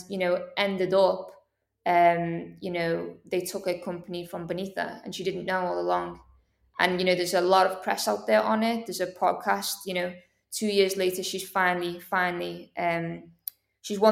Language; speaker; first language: English; native; English